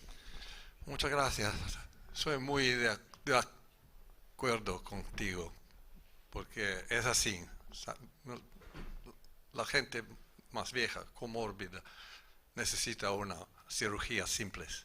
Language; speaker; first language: Spanish; non-native, learner; Portuguese